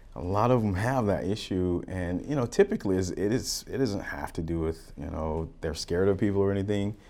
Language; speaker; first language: English; native; English